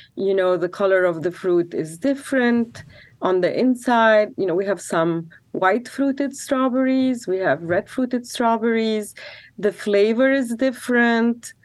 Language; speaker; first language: English; non-native, fluent; Arabic